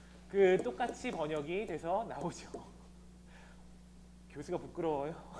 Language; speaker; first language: Korean; early bilingual, heritage; Korean